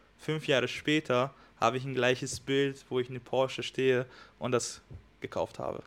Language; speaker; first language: German; non-native, fluent; Hungarian